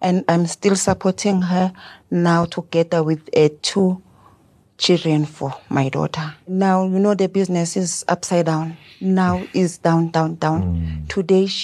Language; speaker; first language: English; non-native, local second language; Zulu